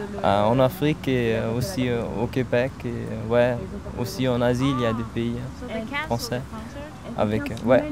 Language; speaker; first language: French; non-native, fluent; German